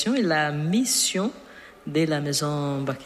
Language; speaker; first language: French; non-native, learner; Portuguese